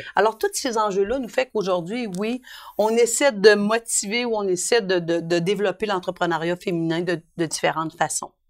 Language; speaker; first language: French; native; French